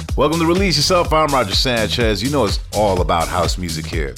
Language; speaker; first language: English; native; English